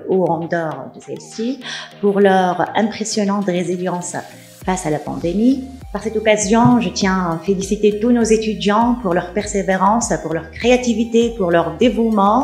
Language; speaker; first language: French; non-native, local second language; Arabic